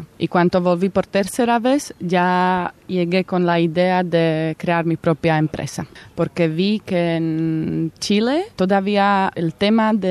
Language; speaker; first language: Spanish; non-native, fluent; Slovak